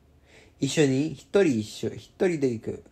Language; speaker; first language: Japanese; non-native, learner; English